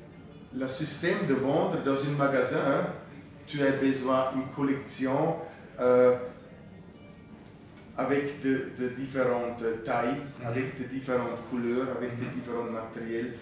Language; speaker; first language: French; non-native, fluent; German